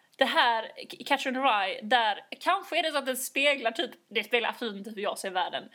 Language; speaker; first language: Swedish; native; Swedish